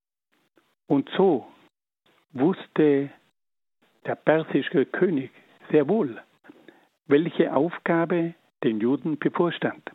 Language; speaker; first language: German; native; German